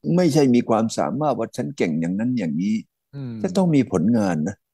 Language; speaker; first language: Thai; native; Thai